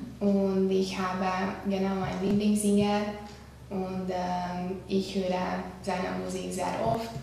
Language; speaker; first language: German; non-native, learner; Hungarian